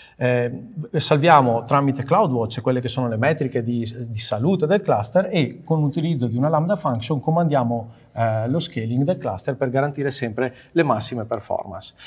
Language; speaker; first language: Italian; native; Italian